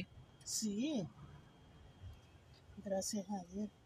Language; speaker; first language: Spanish; native; Spanish